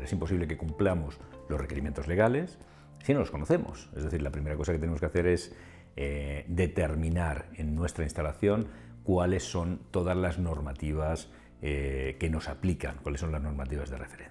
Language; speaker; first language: Spanish; native; Spanish